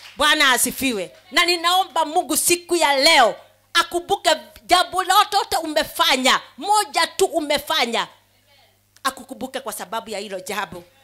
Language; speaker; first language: Swahili; non-native, local second language; Kikuyu